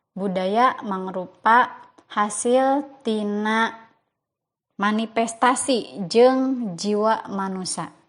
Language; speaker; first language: Sundanese; native; Sundanese